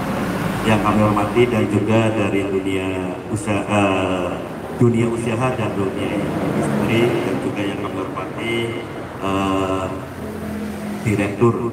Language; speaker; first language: Indonesian; native; Indonesian